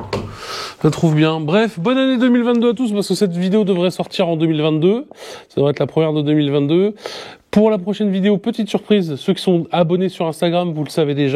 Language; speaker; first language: French; native; French